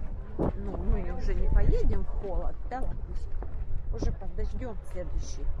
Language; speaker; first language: Russian; native; Russian